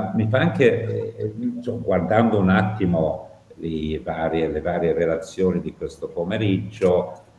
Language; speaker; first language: Italian; non-native, fluent; English